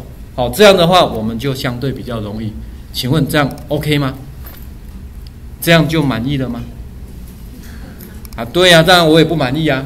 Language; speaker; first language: Chinese; native; Chinese